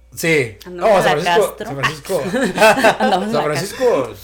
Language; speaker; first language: Spanish; native; Spanish